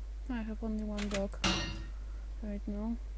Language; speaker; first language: English; non-native, fluent; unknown